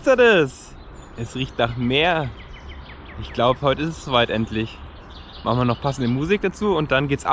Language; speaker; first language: German; native; German